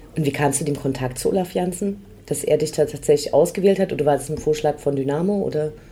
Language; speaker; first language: German; native; German